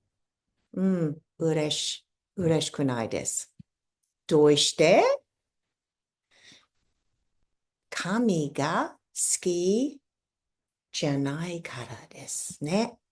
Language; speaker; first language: Japanese; non-native, fluent; English